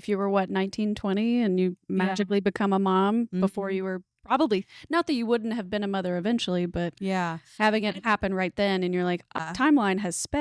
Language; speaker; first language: English; native; English